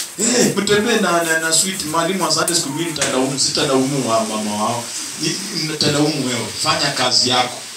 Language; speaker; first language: Swahili; non-native, local second language; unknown